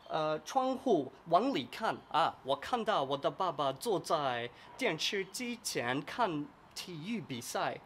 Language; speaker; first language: Chinese; non-native, fluent; English